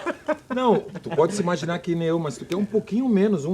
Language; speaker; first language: Portuguese; native; Portuguese